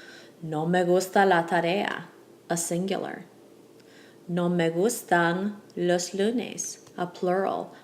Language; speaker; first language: Spanish; non-native, fluent; English